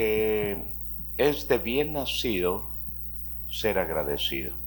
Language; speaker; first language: Spanish; native; Spanish